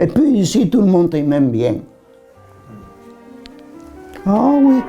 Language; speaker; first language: French; non-native, learner; Italian